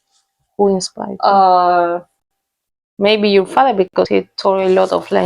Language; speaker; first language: English; non-native, learner; Spanish